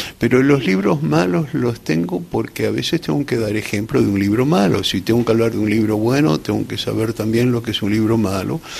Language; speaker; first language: Spanish; early bilingual, other home language; English